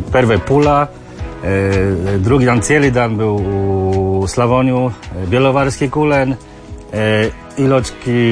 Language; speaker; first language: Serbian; non-native, learner; Polish